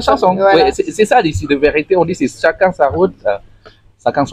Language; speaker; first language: French; non-native, learner; Indonesian